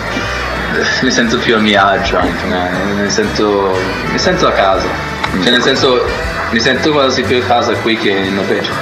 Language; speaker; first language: Italian; non-native, fluent; Norwegian